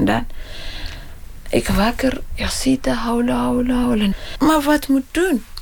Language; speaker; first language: Dutch; non-native, learner; Tigrinya